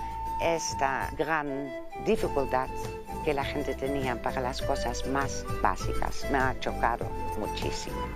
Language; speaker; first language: Spanish; non-native, fluent; Dutch